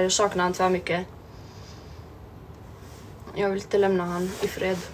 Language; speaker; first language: Swedish; early bilingual, other home language; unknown